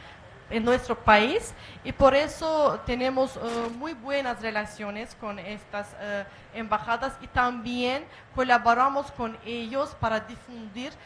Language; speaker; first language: Spanish; non-native, fluent; Azerbaijani